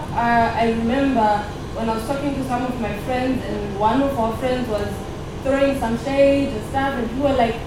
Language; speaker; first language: English; non-native, local second language; Shona